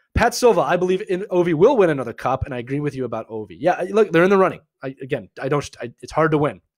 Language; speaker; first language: English; native; English